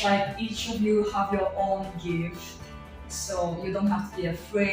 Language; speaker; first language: English; non-native, fluent; Portuguese